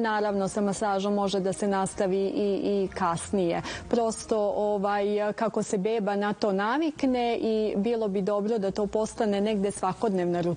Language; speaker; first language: Serbian; native; Serbian